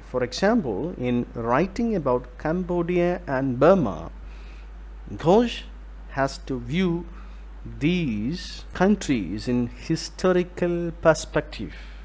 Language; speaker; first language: English; non-native, local second language; Malayalam